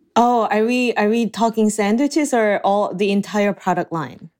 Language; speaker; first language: English; non-native, fluent; Korean